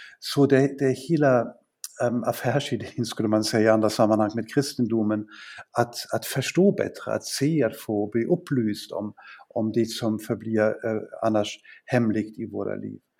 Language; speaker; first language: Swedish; non-native, fluent; German